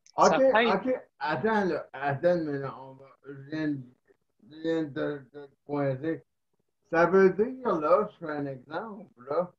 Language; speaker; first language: French; native; French